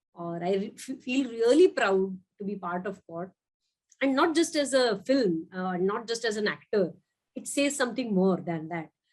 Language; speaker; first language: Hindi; non-native, local second language; Marathi